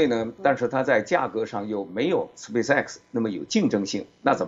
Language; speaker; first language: Chinese; native; Chinese